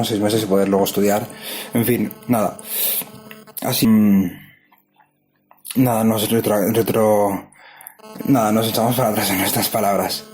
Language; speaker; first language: Spanish; native; Spanish